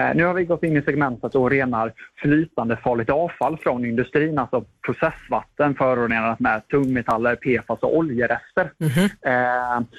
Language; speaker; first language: Swedish; native; Swedish